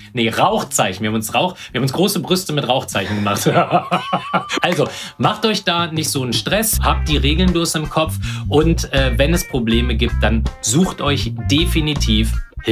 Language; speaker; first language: German; native; German